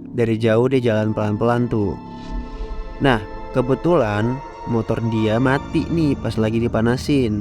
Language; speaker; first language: Indonesian; native; Indonesian